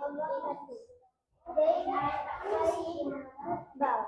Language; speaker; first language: English; non-native, learner; Indonesian